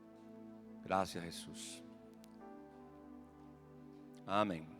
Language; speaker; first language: Spanish; native; Spanish